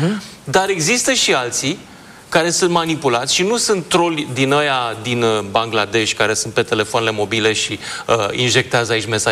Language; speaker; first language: Romanian; native; Romanian